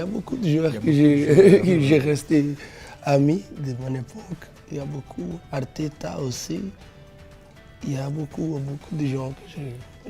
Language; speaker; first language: French; non-native, fluent; Portuguese